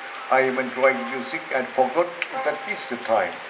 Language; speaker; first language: English; non-native, fluent; Vietnamese